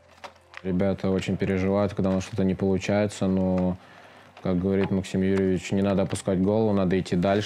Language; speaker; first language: Russian; native; Russian